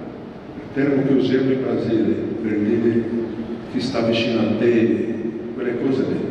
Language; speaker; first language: Italian; non-native, fluent; Portuguese